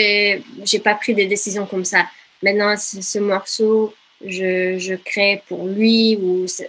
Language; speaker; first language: French; non-native, fluent; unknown